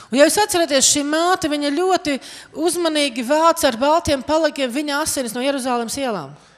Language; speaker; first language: Latvian; native; Latvian